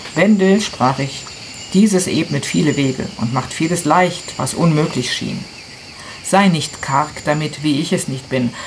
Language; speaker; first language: German; non-native, fluent; Italian